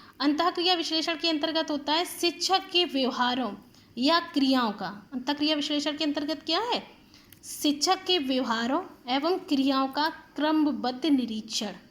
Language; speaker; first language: Hindi; native; Hindi